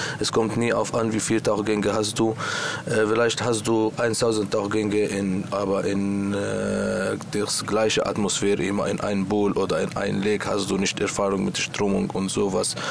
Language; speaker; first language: German; non-native, learner; Arabic